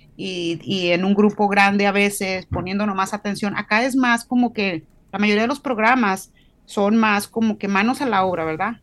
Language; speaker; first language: Spanish; native; Spanish